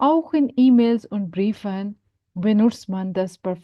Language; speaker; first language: German; non-native, fluent; Urdu